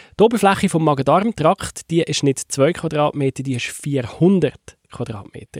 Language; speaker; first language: German; native; German